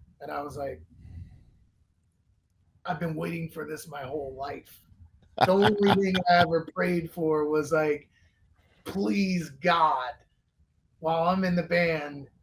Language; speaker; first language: English; native; English